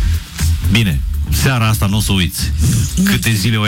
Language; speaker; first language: Romanian; native; Romanian